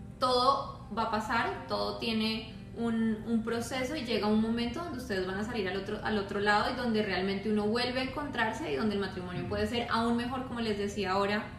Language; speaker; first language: Spanish; native; Spanish